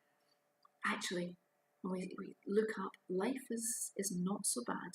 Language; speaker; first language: English; native; English